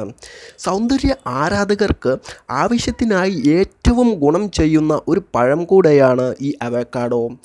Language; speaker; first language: Malayalam; native; Malayalam